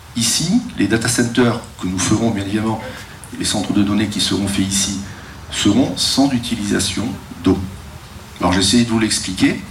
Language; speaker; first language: French; native; French